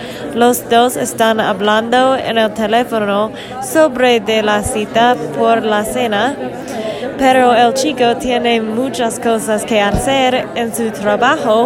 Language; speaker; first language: Spanish; non-native, learner; English